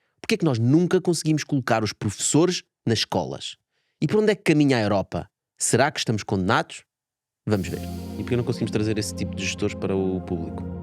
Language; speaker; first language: Portuguese; native; Portuguese